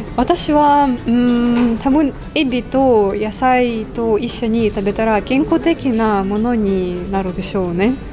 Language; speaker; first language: Japanese; non-native, fluent; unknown